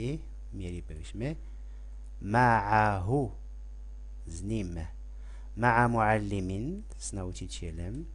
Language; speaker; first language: Polish; non-native, fluent; Arabic